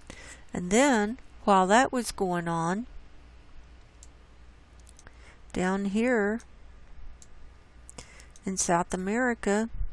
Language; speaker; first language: English; native; English